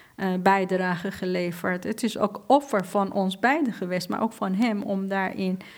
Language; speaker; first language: Dutch; non-native, fluent; Persian